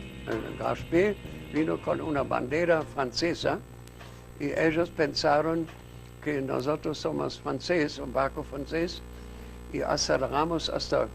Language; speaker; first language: Spanish; non-native, fluent; German